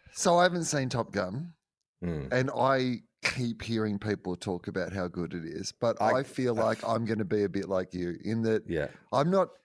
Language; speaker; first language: English; native; English